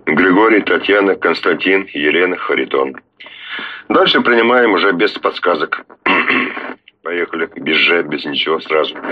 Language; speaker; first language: Russian; native; Russian